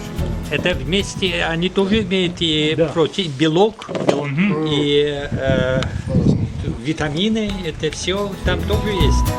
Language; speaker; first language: Russian; non-native, fluent; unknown